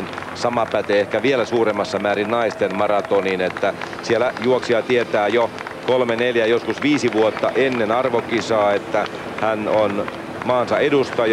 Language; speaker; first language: Finnish; native; Finnish